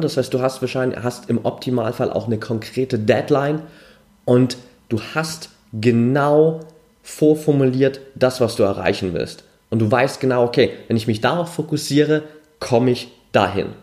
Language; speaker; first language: German; native; German